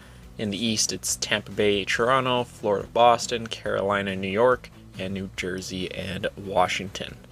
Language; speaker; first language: English; native; English